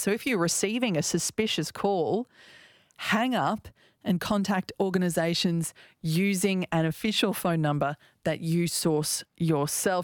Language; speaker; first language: English; native; English